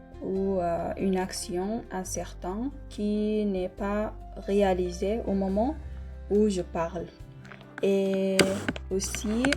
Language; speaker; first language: French; non-native, learner; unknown